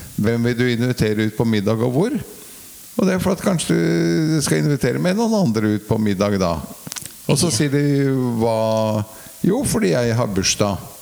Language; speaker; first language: Norwegian; native; Norwegian